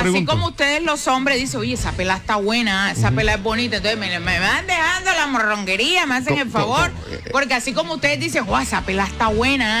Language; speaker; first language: Spanish; native; Spanish